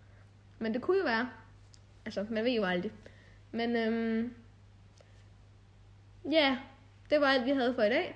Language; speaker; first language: Danish; native; Danish